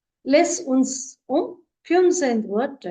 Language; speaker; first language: German; non-native, fluent; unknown